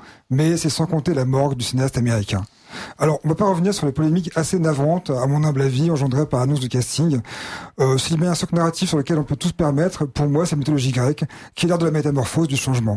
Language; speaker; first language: French; native; French